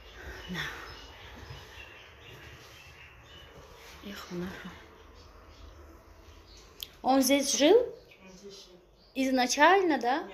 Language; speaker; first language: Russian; non-native, local second language; Tajik